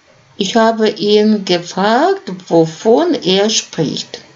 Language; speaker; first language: German; non-native, fluent; Russian